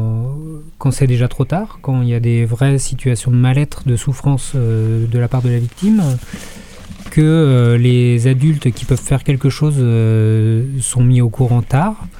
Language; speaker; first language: French; native; French